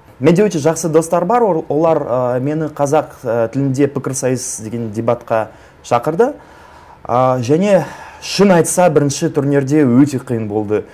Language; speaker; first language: Kazakh; non-native, local second language; Russian